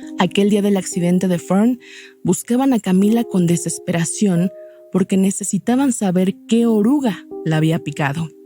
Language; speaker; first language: Spanish; native; Spanish